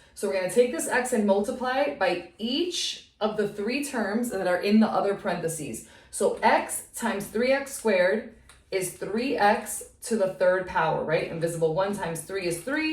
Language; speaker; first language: English; native; English